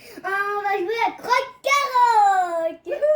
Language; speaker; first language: French; native; French